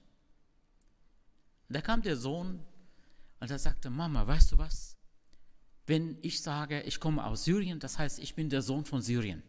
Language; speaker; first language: German; non-native, fluent; Arabic